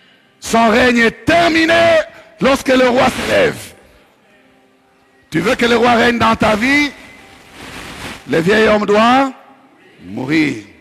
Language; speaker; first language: French; non-native, local second language; Swahili